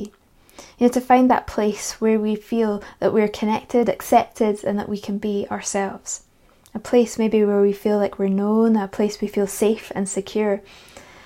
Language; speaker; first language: English; native; English